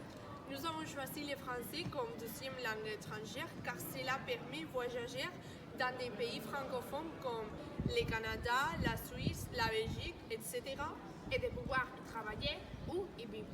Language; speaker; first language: French; non-native, learner; Spanish